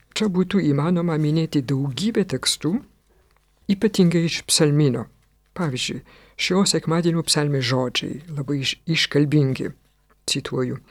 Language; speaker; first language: Lithuanian; non-native, fluent; French